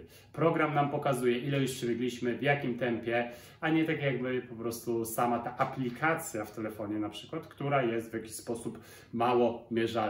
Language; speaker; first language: Polish; native; Polish